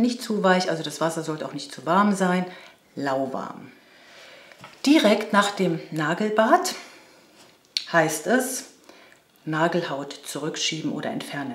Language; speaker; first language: German; native; German